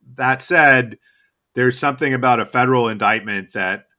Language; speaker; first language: English; native; English